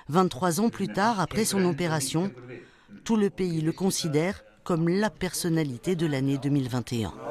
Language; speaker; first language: French; native; French